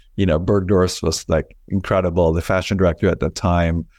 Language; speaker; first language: English; non-native, local second language; Filipino